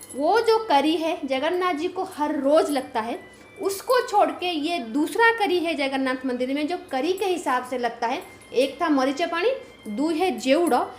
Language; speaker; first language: Hindi; non-native, local second language; Bangla